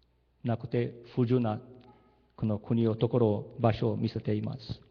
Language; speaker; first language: Japanese; early bilingual, heritage; Japanese